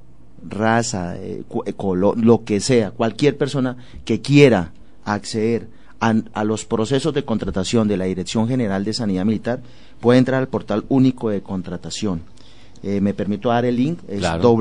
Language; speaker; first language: Spanish; native; Spanish